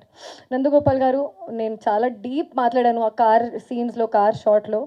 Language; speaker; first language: Telugu; non-native, fluent; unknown